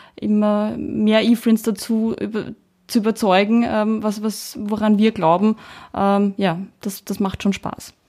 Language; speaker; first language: German; early bilingual, heritage; Czech